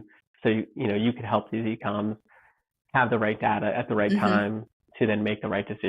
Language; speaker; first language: English; native; English